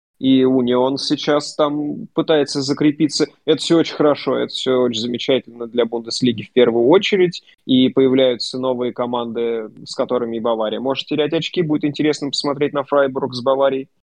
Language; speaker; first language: Russian; native; Russian